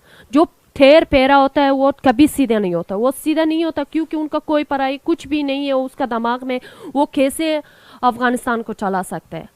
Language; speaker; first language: Hindi; non-native, learner; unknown